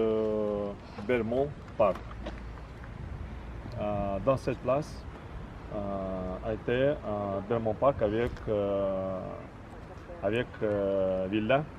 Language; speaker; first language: French; non-native, learner; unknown